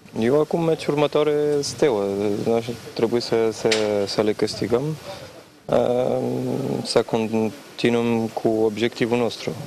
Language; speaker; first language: Romanian; non-native, learner; Portuguese